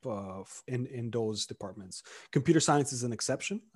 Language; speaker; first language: English; early bilingual, other home language; Romanian